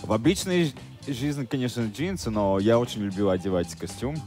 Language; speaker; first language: Russian; non-native, fluent; Latvian